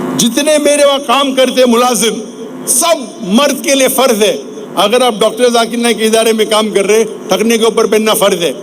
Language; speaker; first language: Urdu; non-native, local second language; Konkani